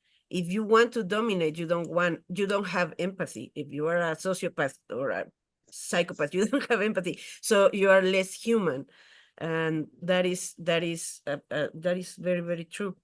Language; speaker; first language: English; non-native, fluent; Spanish